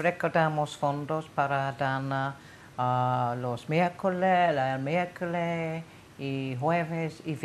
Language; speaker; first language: Spanish; non-native, learner; English